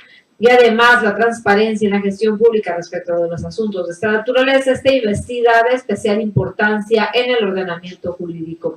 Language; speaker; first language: Spanish; native; Spanish